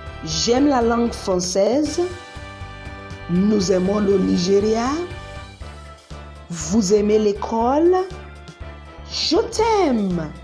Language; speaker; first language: French; non-native, learner; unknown